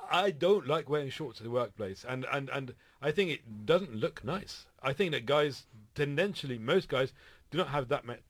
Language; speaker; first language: English; native; English